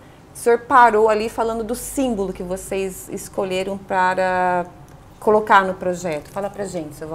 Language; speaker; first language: Portuguese; native; Portuguese